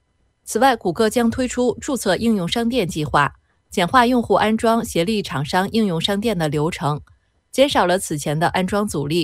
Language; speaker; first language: Chinese; native; Chinese